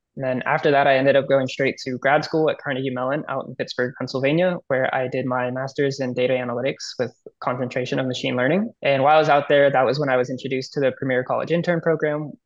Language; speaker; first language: English; native; English